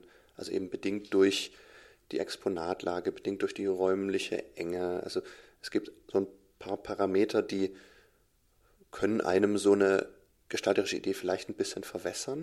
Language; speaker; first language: German; native; German